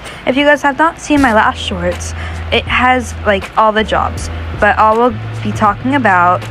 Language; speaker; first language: English; native; English